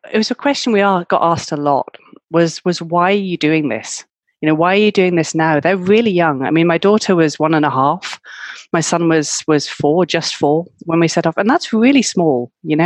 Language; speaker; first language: English; native; English